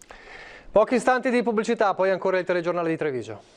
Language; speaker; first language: Italian; native; Italian